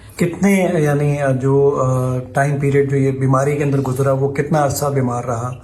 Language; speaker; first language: Urdu; native; Urdu